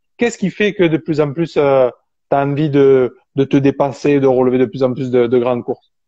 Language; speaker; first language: French; native; French